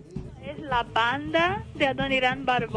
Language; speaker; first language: Spanish; non-native, learner; Portuguese